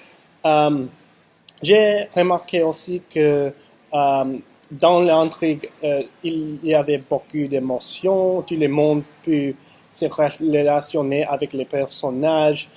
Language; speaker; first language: French; non-native, learner; English